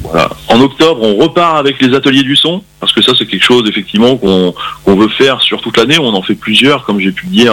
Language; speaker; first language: French; native; French